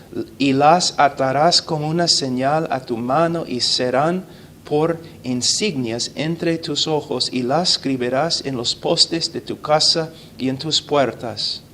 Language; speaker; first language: Spanish; non-native, fluent; English